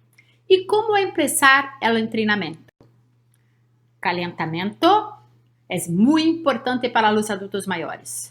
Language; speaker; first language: Spanish; non-native, learner; Portuguese